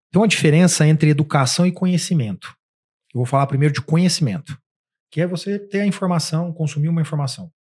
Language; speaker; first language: Portuguese; native; Portuguese